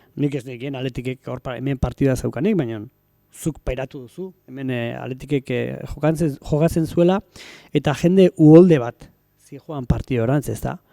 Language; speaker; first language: Basque; native; Basque